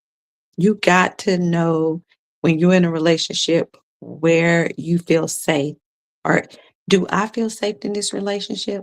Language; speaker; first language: English; native; English